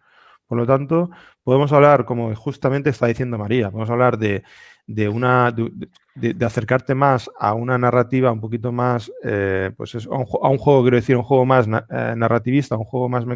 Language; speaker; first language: Spanish; native; Spanish